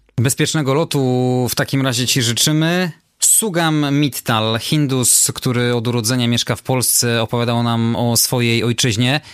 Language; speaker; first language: Polish; native; Polish